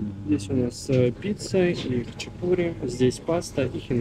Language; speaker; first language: Russian; native; Russian